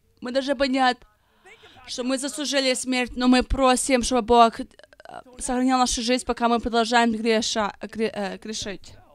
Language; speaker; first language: Russian; early bilingual, heritage; Russian